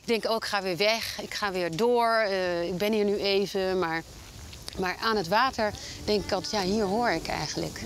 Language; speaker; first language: Dutch; native; Dutch